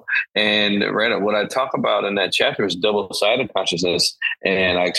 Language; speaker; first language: English; native; English